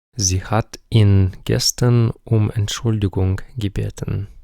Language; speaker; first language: German; non-native, fluent; Ukrainian